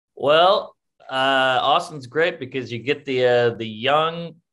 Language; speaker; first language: English; native; English